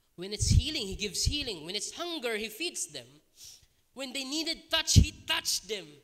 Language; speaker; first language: English; non-native, local second language; Filipino